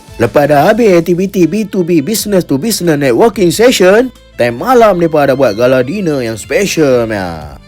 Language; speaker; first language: Malay; native; Malay